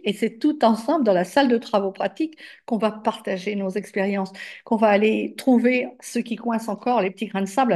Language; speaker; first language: French; native; French